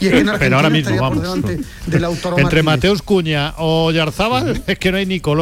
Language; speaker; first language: Spanish; native; Spanish